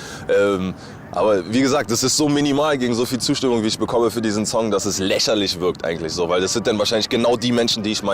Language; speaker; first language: German; native; German